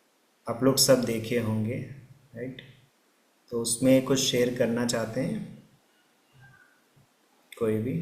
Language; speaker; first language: Hindi; native; Hindi